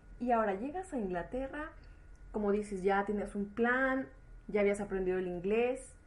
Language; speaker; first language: Spanish; native; Spanish